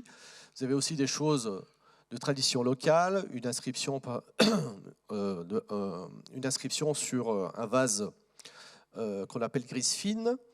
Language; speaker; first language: French; native; French